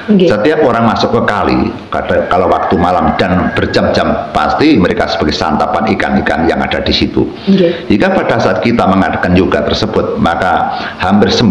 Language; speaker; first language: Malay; non-native, local second language; Javanese